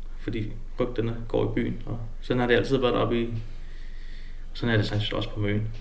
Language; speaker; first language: Danish; early bilingual, other home language; Kalaallisut